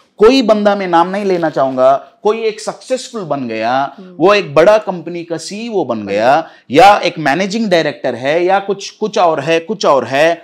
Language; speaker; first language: Hindi; non-native, local second language; Telugu